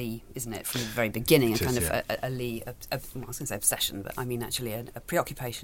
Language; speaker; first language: English; native; English